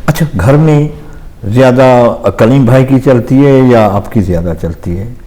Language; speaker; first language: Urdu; non-native, local second language; Sindhi